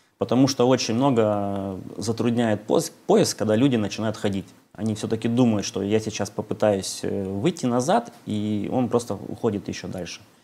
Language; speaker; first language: Russian; native; Russian